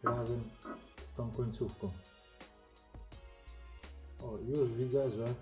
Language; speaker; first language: Polish; native; Polish